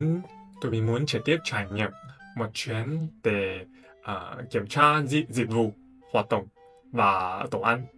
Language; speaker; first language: Vietnamese; non-native, fluent; Chinese